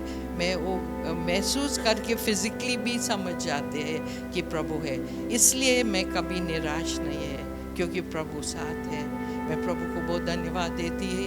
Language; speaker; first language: Hindi; non-native, local second language; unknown